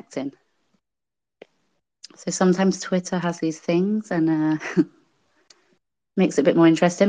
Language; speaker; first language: English; native; English